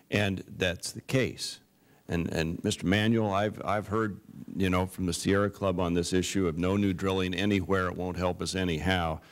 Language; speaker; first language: English; native; English